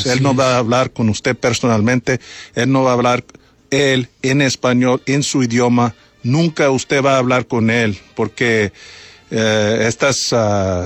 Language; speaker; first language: Spanish; early bilingual, heritage; Spanish